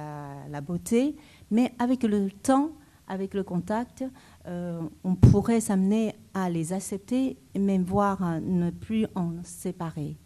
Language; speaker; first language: French; non-native, fluent; Chinese